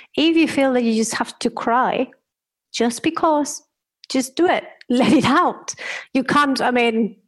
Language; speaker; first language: English; non-native, fluent; Spanish